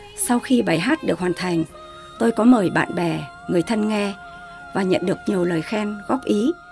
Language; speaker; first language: Vietnamese; non-native, local second language; Tày